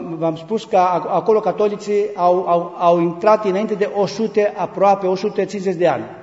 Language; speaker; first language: Romanian; non-native, learner; Greek